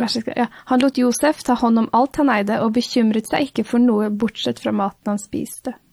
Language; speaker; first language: Norwegian; native; Norwegian